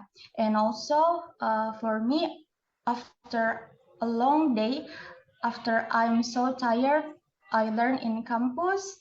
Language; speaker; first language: English; non-native, learner; Indonesian